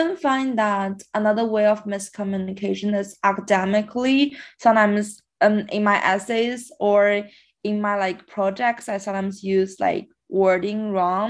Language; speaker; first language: English; non-native, fluent; Chinese